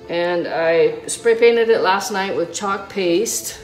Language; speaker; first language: English; native; English